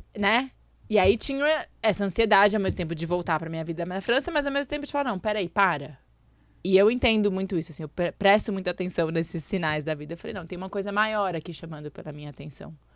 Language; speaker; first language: Portuguese; native; Portuguese